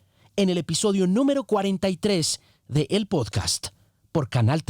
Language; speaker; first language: Spanish; native; Spanish